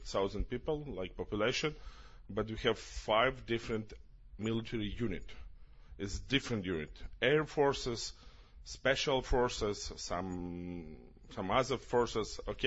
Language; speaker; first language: English; non-native, learner; Ukrainian